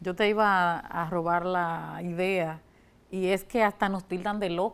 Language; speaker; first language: Spanish; native; Spanish